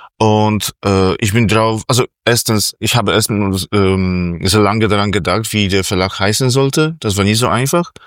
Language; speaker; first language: German; non-native, fluent; Polish